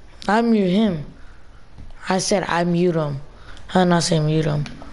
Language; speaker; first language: English; early bilingual, other home language; Spanish